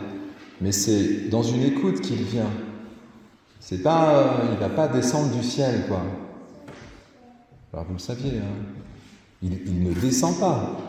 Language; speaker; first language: French; native; French